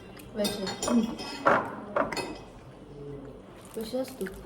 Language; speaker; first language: German; non-native, learner; Cebuano